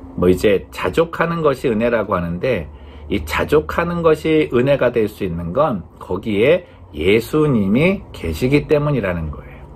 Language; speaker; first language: Korean; native; Korean